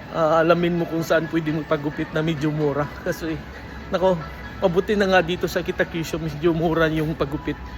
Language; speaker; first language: Filipino; native; Filipino